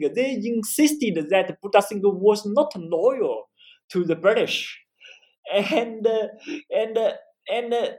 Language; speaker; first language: English; non-native, fluent; Chinese